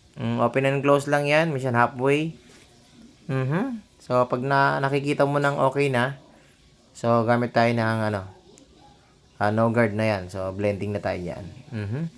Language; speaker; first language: Filipino; native; Filipino